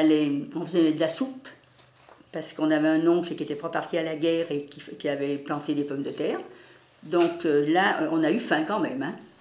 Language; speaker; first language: French; native; French